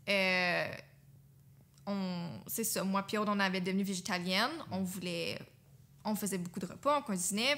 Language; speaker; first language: French; native; French